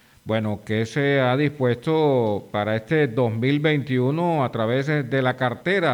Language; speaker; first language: Spanish; native; Spanish